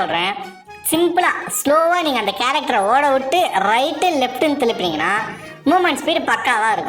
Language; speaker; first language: Tamil; native; Tamil